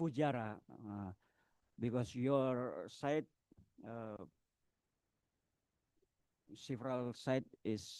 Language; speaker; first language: English; non-native, learner; Indonesian